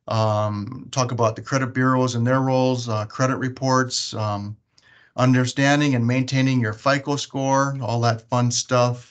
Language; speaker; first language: English; native; English